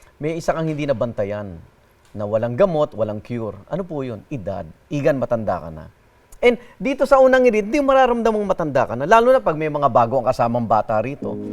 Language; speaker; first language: Filipino; native; Filipino